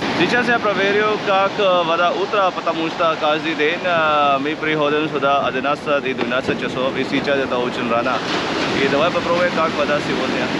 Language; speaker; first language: Russian; non-native, learner; Hindi